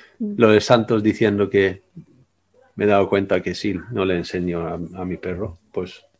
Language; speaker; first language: Spanish; non-native, fluent; Swedish